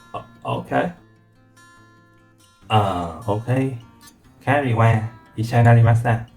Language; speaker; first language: Japanese; non-native, learner; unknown